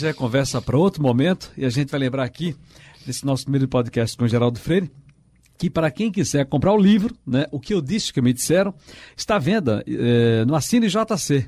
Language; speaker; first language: Portuguese; native; Portuguese